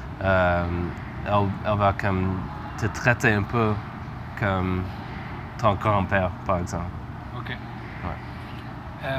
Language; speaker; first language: French; non-native, learner; English